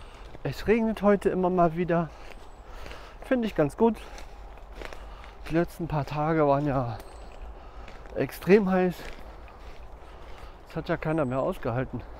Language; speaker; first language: German; native; German